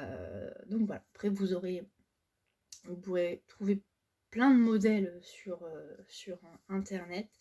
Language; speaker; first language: French; native; French